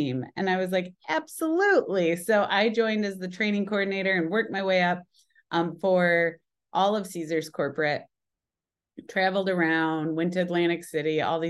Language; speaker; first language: English; native; English